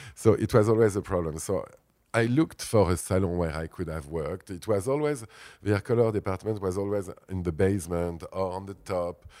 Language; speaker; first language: English; non-native, fluent; French